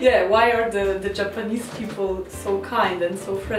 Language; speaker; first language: English; non-native, learner; Slovenian